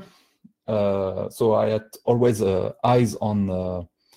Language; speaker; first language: English; non-native, fluent; French